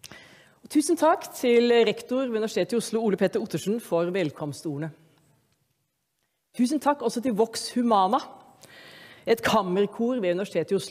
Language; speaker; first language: Norwegian; native; Norwegian